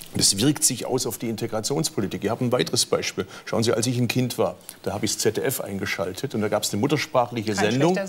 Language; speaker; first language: German; early bilingual, other home language; Turkish